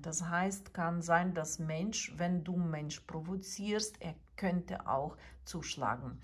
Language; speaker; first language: German; non-native, fluent; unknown